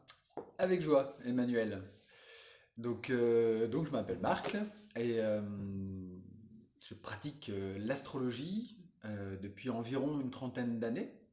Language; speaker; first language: French; native; French